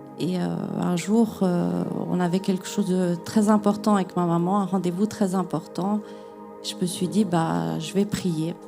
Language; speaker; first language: French; native; French